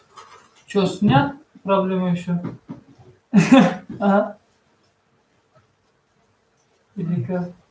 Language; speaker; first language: Russian; non-native, fluent; Tajik